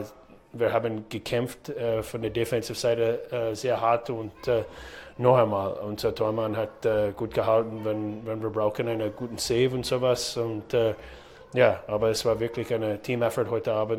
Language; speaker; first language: German; non-native, fluent; English